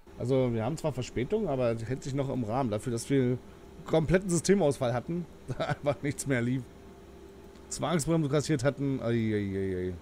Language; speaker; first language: German; native; German